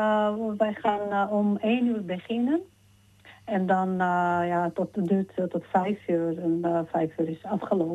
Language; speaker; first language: Dutch; non-native, learner; Georgian